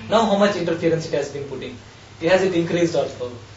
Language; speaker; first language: English; non-native, local second language; Hindi